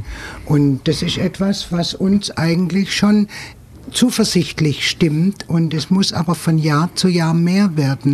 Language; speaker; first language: German; native; German